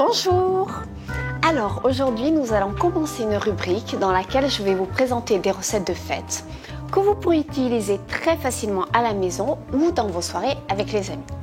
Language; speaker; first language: French; native; French